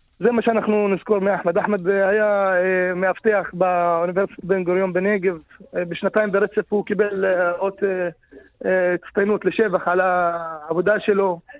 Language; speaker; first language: Hebrew; non-native, local second language; Arabic